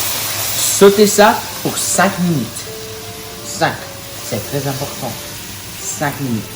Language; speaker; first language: French; non-native, learner; English